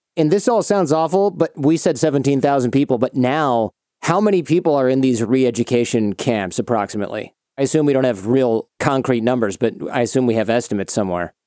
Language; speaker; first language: English; native; English